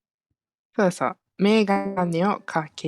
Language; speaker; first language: Japanese; non-native, fluent; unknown